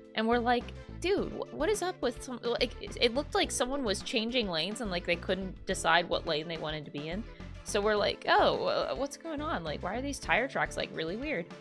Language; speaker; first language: English; native; English